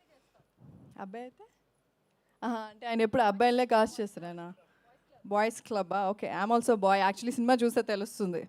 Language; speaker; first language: Telugu; native; Telugu